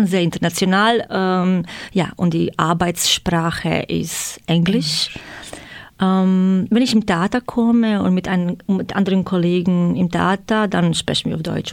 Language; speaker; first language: German; non-native, fluent; Croatian